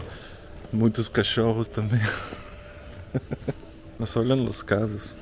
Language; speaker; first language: Portuguese; non-native, learner; Russian